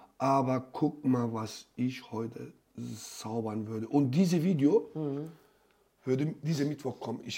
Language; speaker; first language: German; non-native, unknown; Turkish